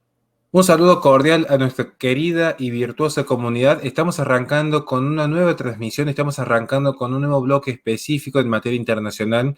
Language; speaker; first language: Spanish; native; Spanish